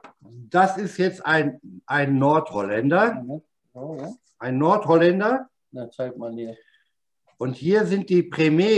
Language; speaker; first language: German; native; German